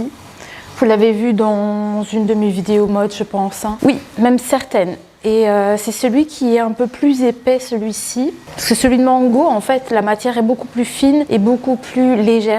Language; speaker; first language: French; native; French